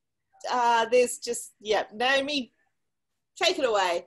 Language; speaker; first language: English; native; English